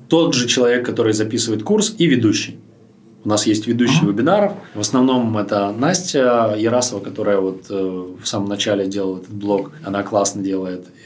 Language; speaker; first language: Russian; native; Russian